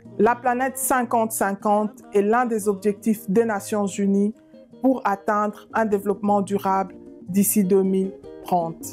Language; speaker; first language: French; non-native, local second language; Lingala